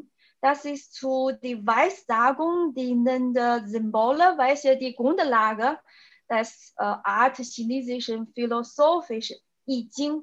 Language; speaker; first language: German; non-native, fluent; Chinese